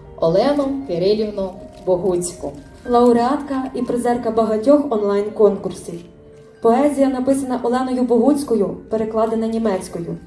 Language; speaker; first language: Ukrainian; native; Ukrainian